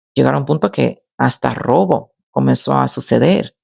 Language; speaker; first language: Spanish; early bilingual, other home language; English